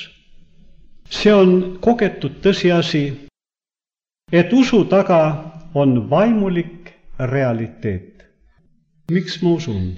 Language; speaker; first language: Estonian; native; Estonian